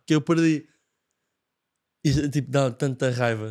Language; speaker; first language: Portuguese; non-native, fluent; Japanese